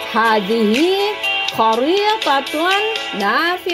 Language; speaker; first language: Arabic; non-native, fluent; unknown